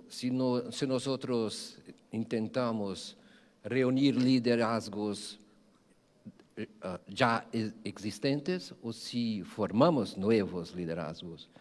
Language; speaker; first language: Spanish; non-native, fluent; Portuguese